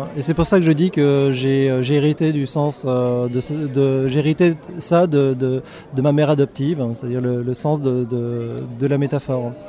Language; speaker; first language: French; early bilingual, other home language; Korean